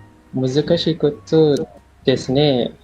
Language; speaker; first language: Japanese; non-native, learner; Malay